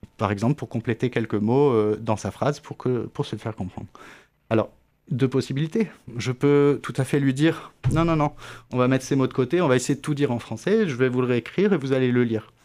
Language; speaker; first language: French; native; French